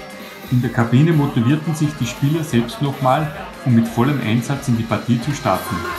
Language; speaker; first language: German; native; German